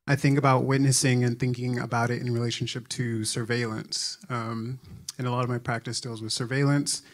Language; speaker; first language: English; native; English